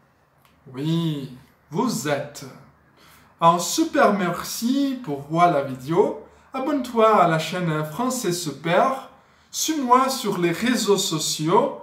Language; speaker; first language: French; non-native, fluent; Portuguese